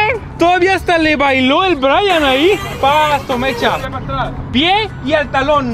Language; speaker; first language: Spanish; native; Spanish